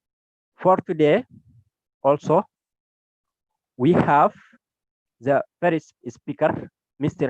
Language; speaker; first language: English; non-native, learner; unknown